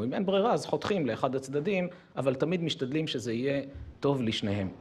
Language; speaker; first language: Hebrew; native; Hebrew